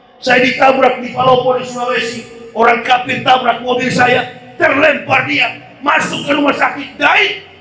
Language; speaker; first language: Indonesian; native; Indonesian